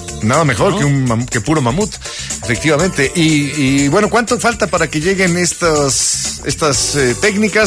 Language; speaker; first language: Spanish; native; Spanish